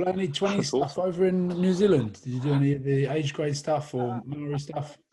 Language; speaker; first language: English; native; English